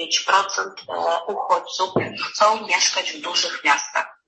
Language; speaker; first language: Polish; non-native, fluent; Ukrainian